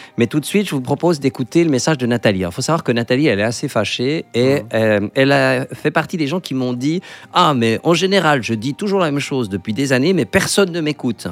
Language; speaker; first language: French; native; French